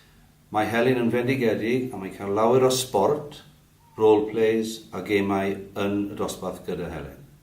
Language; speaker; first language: Welsh; non-native, learner; English